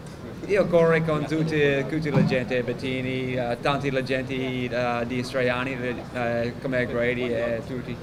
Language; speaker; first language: Italian; non-native, learner; English